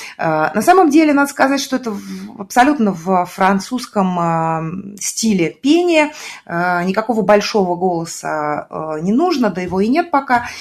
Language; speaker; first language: Russian; native; Russian